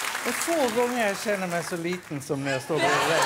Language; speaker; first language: Swedish; native; Swedish